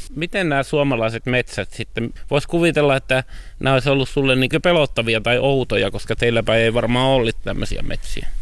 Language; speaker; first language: Finnish; native; Finnish